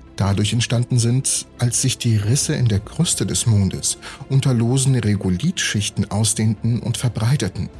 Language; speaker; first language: German; early bilingual, other home language; Russian